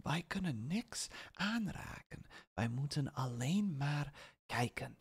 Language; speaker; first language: Dutch; non-native, learner; English